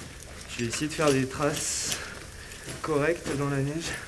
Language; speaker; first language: French; native; French